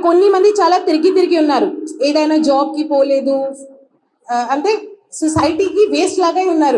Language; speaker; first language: Telugu; non-native, fluent; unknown